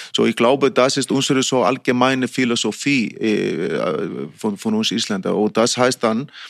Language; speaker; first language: German; non-native, fluent; Icelandic